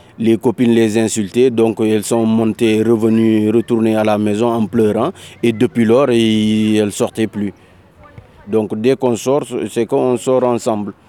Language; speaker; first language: French; non-native, local second language; Wolof